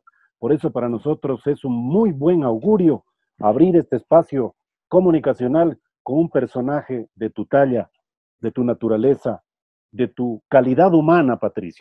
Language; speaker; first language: Spanish; native; Spanish